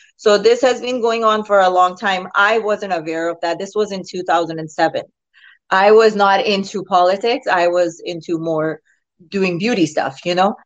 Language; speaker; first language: English; non-native, local second language; Urdu